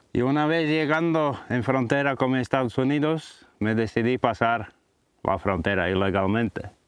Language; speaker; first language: Spanish; non-native, fluent; Latvian